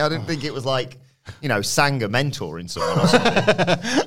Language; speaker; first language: English; native; English